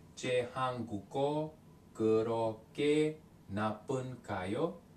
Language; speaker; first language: Korean; non-native, learner; English